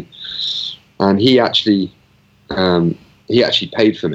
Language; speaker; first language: English; native; English